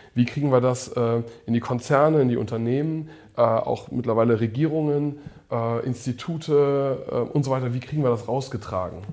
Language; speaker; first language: German; early bilingual, other home language; English